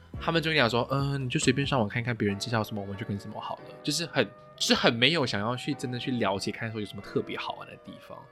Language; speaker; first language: Chinese; native; Chinese